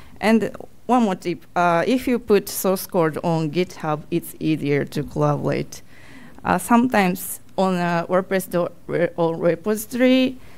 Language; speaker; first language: English; non-native, learner; Japanese